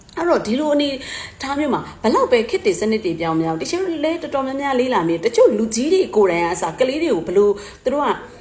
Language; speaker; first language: Burmese; native; Burmese